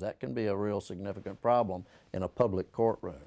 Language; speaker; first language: English; native; English